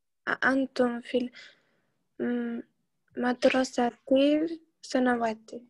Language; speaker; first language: Arabic; non-native, learner; Uzbek